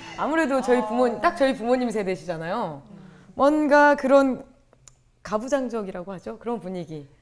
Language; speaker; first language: Korean; native; Korean